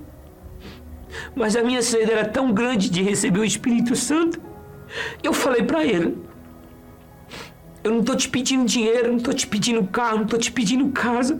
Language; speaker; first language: Portuguese; native; Portuguese